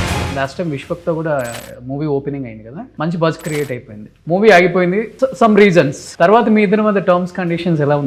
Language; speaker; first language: Telugu; native; Telugu